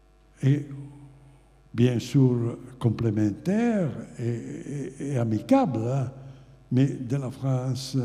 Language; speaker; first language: French; non-native, fluent; Italian